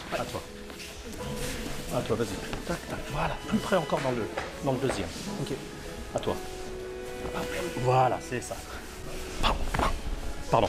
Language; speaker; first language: French; native; French